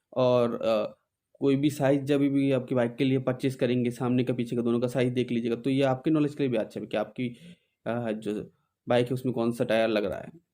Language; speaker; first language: Hindi; non-native, local second language; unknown